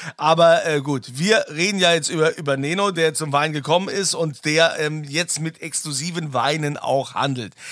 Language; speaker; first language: German; native; German